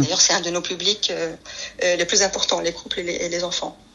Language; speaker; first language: French; early bilingual, other home language; Spanish